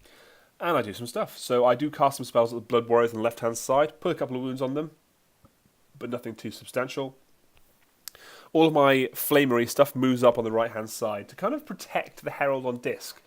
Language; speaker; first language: English; native; English